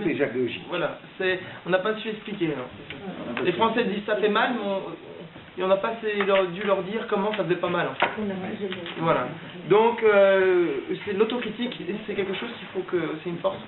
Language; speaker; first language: French; native; French